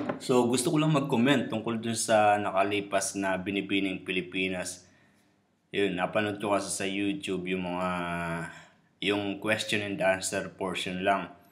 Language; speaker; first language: Filipino; native; Filipino